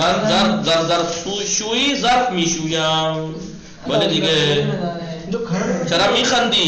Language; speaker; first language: Persian; non-native, fluent; Urdu